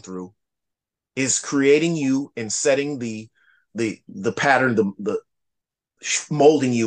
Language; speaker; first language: English; native; English